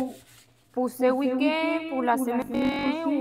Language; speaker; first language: French; non-native, fluent; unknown